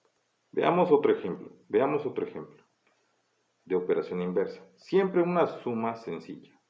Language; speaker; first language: Spanish; native; Spanish